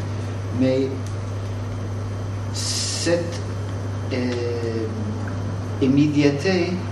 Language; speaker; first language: French; non-native, fluent; English